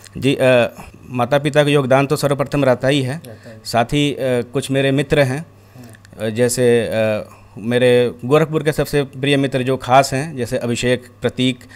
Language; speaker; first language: Hindi; native; Hindi